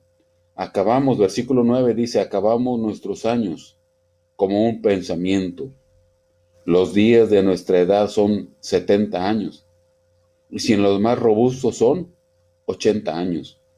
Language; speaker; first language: Spanish; native; Spanish